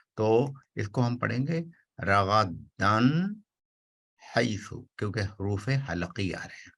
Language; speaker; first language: Urdu; native; Urdu